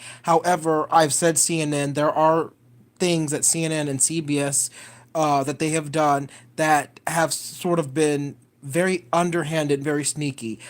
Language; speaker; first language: English; native; English